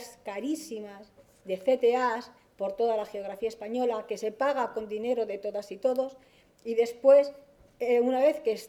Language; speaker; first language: Spanish; native; Spanish